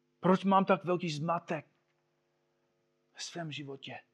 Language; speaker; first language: Czech; non-native, fluent; English